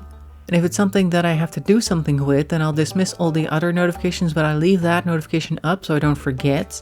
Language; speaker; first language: English; non-native, fluent; Dutch